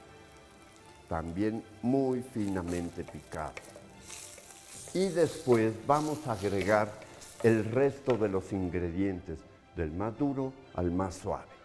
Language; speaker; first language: Spanish; native; Spanish